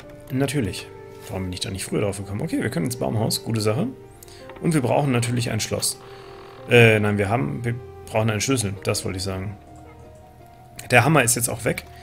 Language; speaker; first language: German; native; German